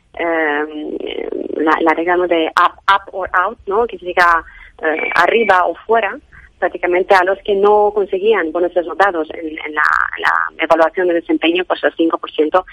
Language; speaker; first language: Spanish; non-native, fluent; Romanian